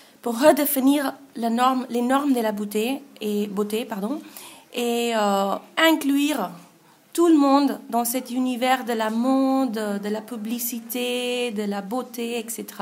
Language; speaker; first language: French; non-native, fluent; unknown